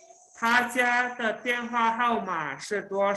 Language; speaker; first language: Chinese; non-native, fluent; Indonesian